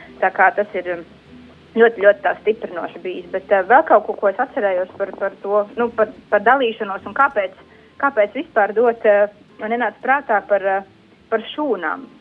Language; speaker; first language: Latvian; native; Latvian